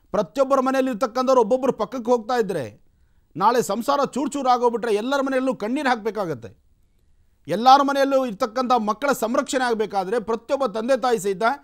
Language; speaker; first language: Kannada; native; Kannada